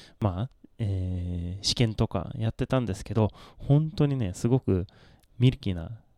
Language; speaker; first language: Japanese; non-native, fluent; Swedish